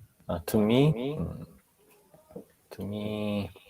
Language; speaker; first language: English; non-native, learner; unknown